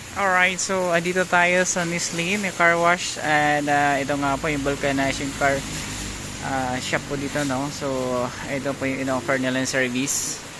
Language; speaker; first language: Filipino; non-native, local second language; Hiligaynon